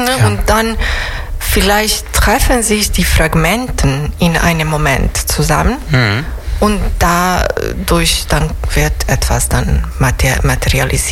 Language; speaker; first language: German; non-native, fluent; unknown